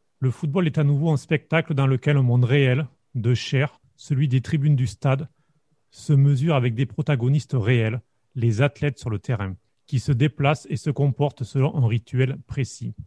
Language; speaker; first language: French; native; French